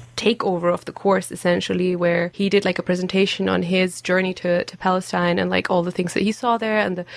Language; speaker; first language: English; non-native, fluent; German